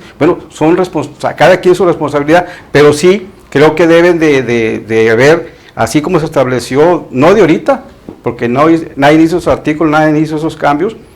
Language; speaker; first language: Spanish; native; Spanish